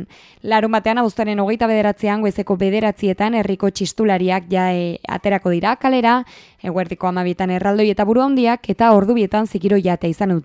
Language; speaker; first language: Basque; native; Basque